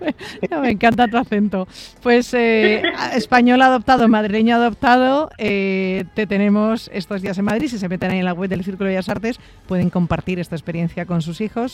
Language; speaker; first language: Spanish; native; Spanish